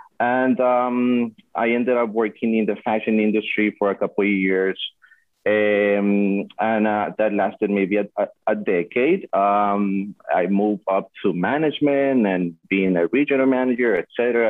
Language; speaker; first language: English; non-native, fluent; Spanish